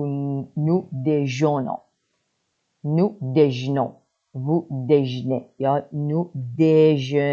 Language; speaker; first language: French; non-native, fluent; Persian